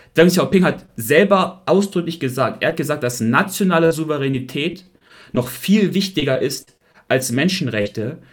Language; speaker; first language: German; early bilingual, heritage; Chinese